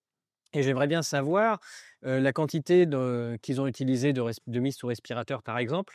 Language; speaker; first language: French; native; French